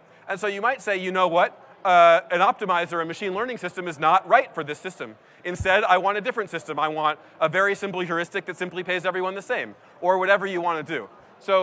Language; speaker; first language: English; native; English